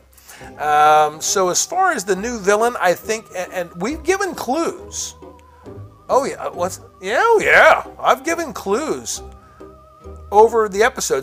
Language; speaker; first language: English; native; English